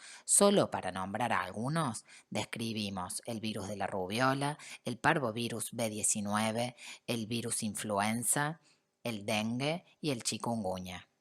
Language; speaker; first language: Spanish; native; Spanish